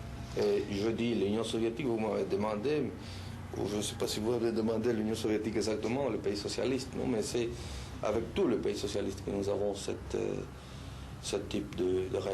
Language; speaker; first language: French; non-native, fluent; Spanish